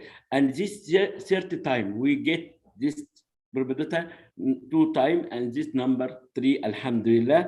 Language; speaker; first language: English; non-native, learner; Arabic